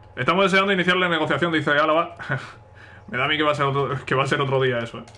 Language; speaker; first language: Spanish; native; Spanish